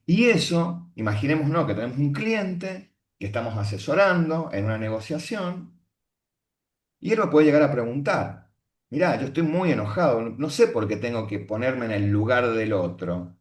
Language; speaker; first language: Spanish; native; Spanish